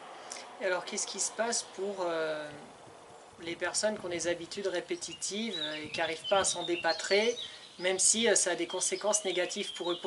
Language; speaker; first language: French; native; French